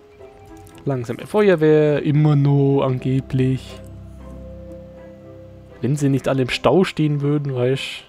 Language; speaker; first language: German; native; German